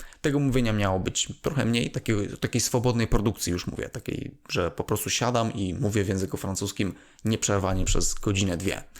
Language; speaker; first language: Polish; native; Polish